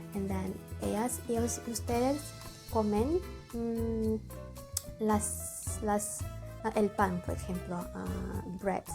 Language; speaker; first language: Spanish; non-native, learner; Indonesian